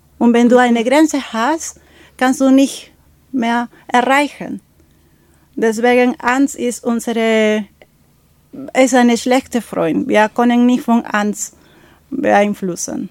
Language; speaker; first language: German; non-native, fluent; Spanish